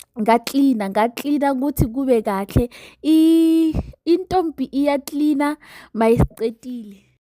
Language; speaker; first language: Zulu; non-native, local second language; Southern Sotho